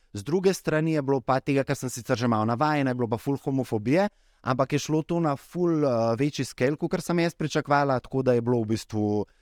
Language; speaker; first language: Slovenian; native; Slovenian